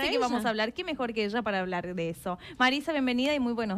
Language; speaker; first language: Spanish; native; Spanish